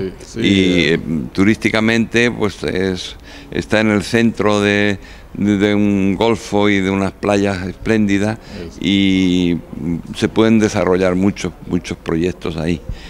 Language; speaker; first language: Spanish; native; Spanish